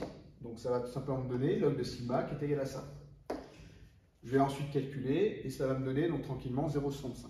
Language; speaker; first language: French; native; French